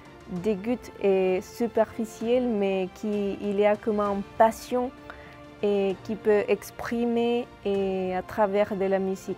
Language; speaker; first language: French; non-native, fluent; Spanish